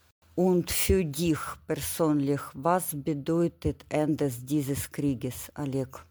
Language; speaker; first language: German; non-native, learner; Ukrainian